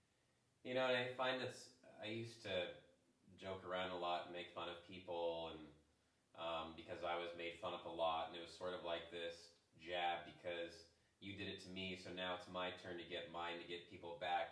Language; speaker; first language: English; native; English